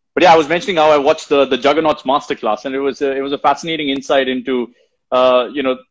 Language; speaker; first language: English; non-native, local second language; Hindi